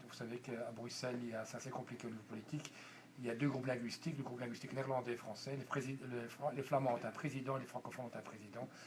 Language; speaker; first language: French; non-native, local second language; Dutch